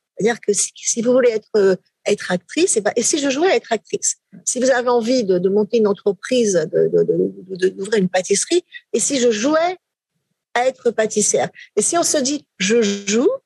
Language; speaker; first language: French; native; French